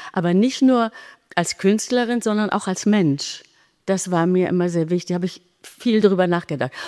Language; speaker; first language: German; early bilingual, other home language; Greek